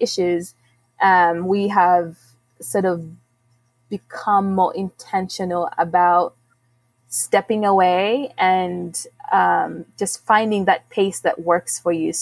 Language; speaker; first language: English; non-native, local second language; Ganda